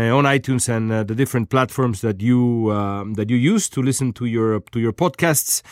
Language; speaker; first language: English; non-native, fluent; Spanish